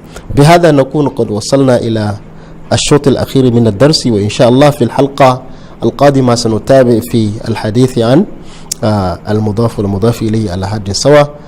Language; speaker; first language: Arabic; non-native, fluent; Hausa